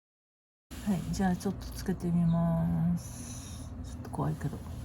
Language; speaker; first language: Japanese; native; Japanese